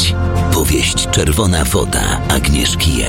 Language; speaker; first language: Polish; native; Polish